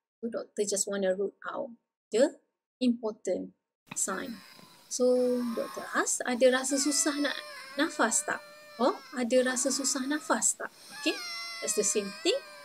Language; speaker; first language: English; non-native, local second language; Malay